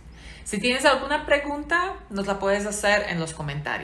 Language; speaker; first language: Spanish; non-native, fluent; Slovak